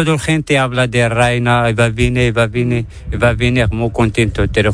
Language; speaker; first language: Spanish; non-native, learner; Arabic